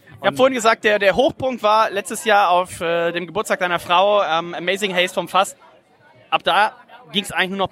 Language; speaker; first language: German; native; German